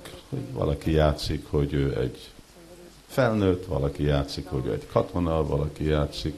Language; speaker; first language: Hungarian; early bilingual, heritage; Hungarian